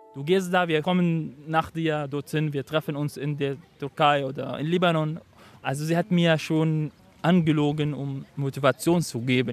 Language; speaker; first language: German; non-native, fluent; Arabic